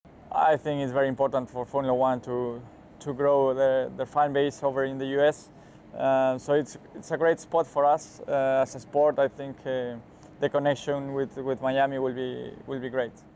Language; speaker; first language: English; non-native, fluent; Spanish